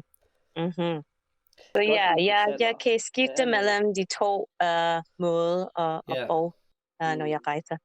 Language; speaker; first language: Danish; non-native, learner; English